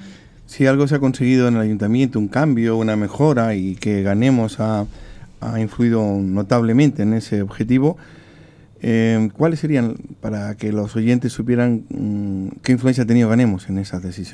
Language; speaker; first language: Spanish; native; Spanish